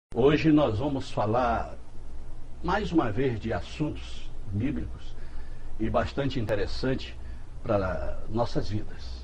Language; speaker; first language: Portuguese; native; Portuguese